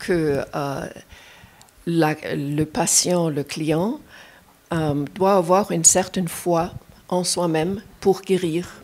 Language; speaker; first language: French; non-native, fluent; German